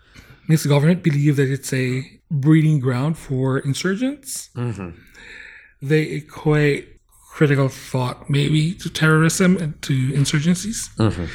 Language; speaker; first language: English; non-native, local second language; Bikol